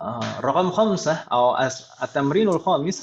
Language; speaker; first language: Arabic; non-native, fluent; Indonesian